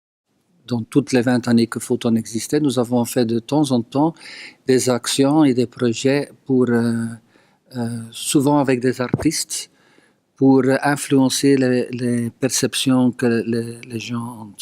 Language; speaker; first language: French; non-native, local second language; Dutch